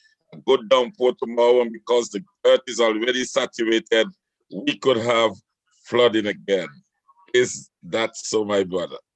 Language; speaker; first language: English; native; English